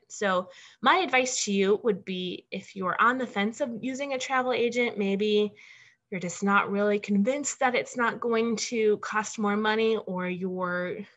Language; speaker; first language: English; native; English